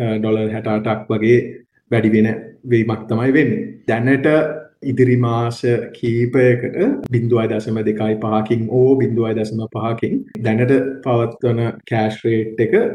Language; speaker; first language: Sinhala; non-native, local second language; Tamil